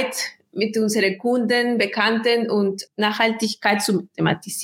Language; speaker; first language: German; non-native, fluent; Spanish